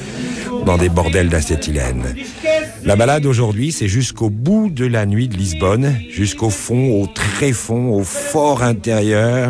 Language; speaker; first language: French; native; French